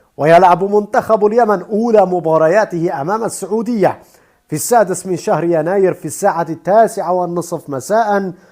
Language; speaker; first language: Arabic; native; Arabic